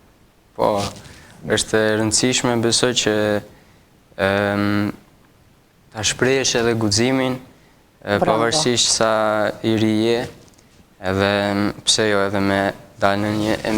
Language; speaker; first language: Albanian; early bilingual, heritage; Albanian